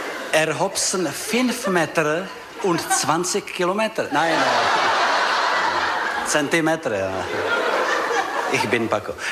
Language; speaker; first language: German; non-native, learner; Czech